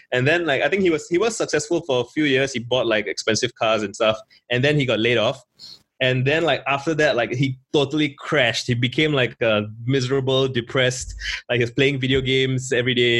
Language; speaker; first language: English; native; English